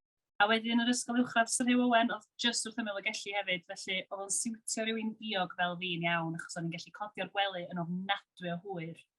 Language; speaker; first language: Welsh; native; Welsh